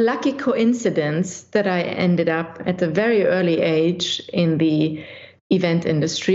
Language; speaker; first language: English; non-native, fluent; German